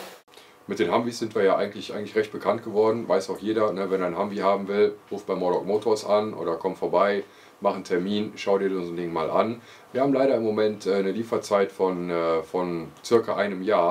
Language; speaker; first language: German; native; German